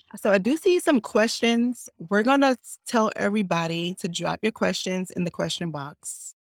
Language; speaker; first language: English; native; English